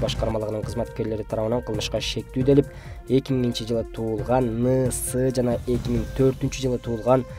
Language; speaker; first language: Kyrgyz; native; Kyrgyz